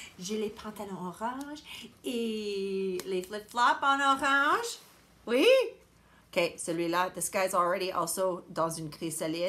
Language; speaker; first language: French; non-native, learner; English